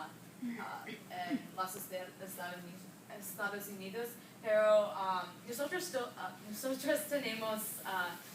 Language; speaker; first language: Spanish; non-native, learner; English